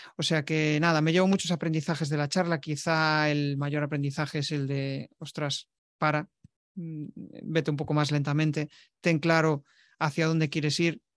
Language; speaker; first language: Spanish; native; Spanish